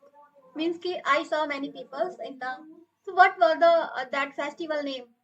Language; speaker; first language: English; non-native, local second language; Hindi